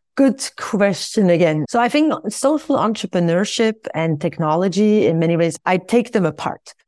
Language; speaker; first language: English; non-native, fluent; Swiss German